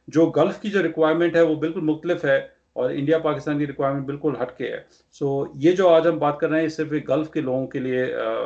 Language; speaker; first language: Hindi; non-native, local second language; Punjabi